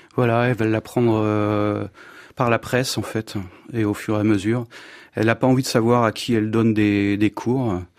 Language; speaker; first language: French; native; French